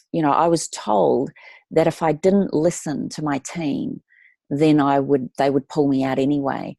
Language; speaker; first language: English; native; English